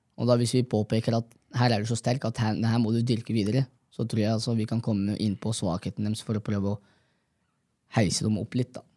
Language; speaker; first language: Norwegian; early bilingual, other home language; Somali